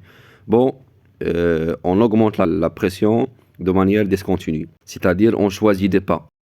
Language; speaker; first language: French; non-native, local second language; Arabic